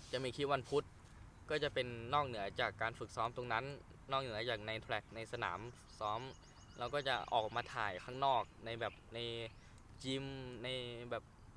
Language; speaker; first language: Thai; native; Thai